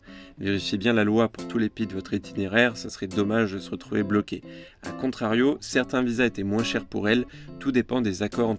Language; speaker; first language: French; native; French